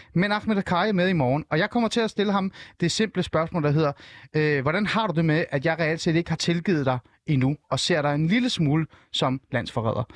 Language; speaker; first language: Danish; early bilingual, other home language; Persian